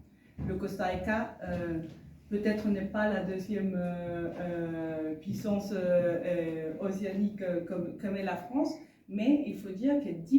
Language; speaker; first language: French; non-native, fluent; Spanish